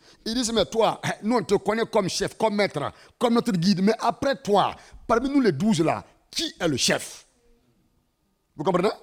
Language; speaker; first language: French; non-native, local second language; Mossi